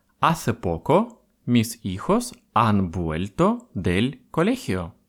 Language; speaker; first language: Spanish; non-native, fluent; Russian